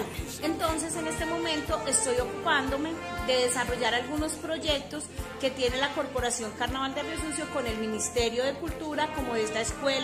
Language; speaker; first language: Spanish; native; Spanish